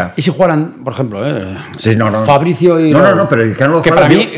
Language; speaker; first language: Spanish; native; Spanish